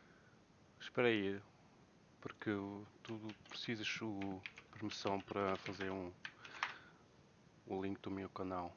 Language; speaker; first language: Portuguese; non-native, learner; German